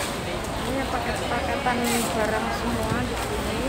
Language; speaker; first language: Indonesian; non-native, local second language; Javanese